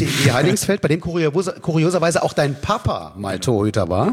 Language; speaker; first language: German; native; German